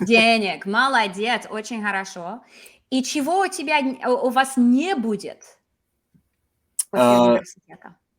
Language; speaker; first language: Russian; non-native, fluent; English